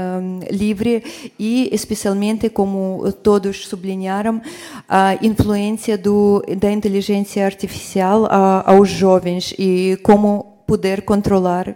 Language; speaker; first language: Portuguese; non-native, fluent; Russian